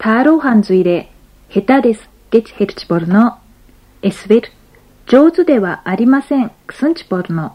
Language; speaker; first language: Mongolian; non-native, fluent; Japanese